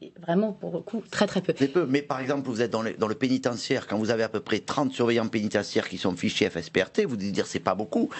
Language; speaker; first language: French; native; French